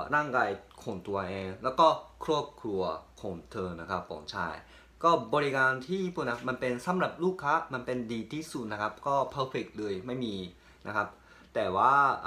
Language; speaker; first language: Thai; non-native, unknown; Japanese